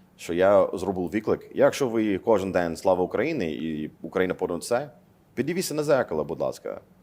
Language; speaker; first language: Ukrainian; non-native, learner; English